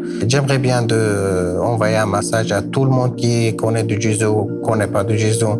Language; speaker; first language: French; non-native, learner; Kurdish